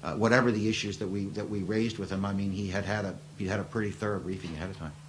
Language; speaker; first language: English; native; English